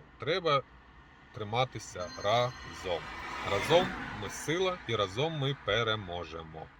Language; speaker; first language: Ukrainian; non-native, local second language; Russian